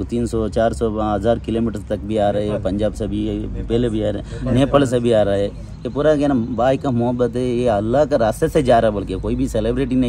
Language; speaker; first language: Hindi; non-native, local second language; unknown